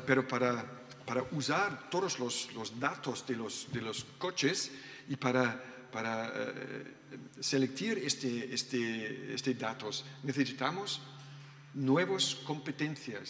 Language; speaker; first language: Spanish; non-native, learner; German